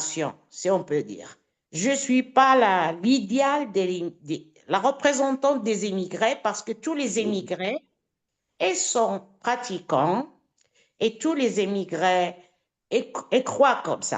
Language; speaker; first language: French; non-native, fluent; Italian